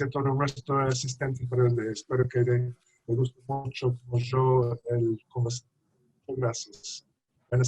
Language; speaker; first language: Spanish; non-native, fluent; English